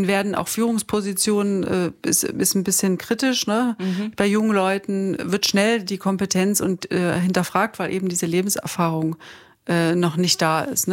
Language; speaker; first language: German; native; German